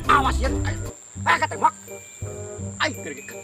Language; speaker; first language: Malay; non-native, local second language; Sundanese